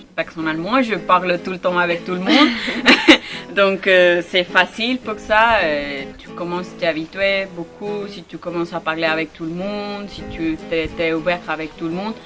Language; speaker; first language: French; non-native, learner; Spanish